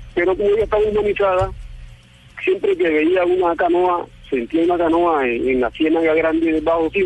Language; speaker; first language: Spanish; native; Spanish